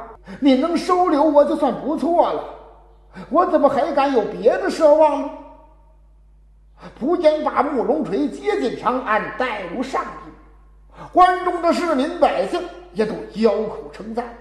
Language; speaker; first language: Chinese; native; Chinese